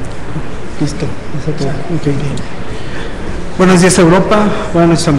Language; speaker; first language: Spanish; native; Spanish